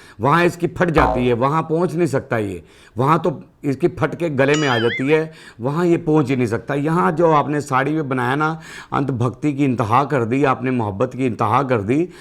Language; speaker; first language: Urdu; non-native, local second language; Punjabi